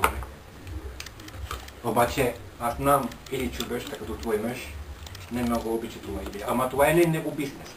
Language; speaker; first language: Bulgarian; non-native, learner; Finnish